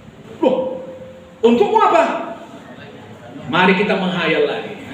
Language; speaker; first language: Indonesian; native; Indonesian